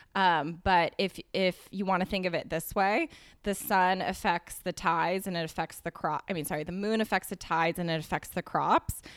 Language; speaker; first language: English; native; English